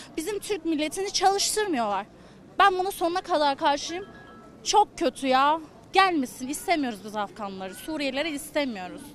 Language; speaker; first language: Turkish; native; Turkish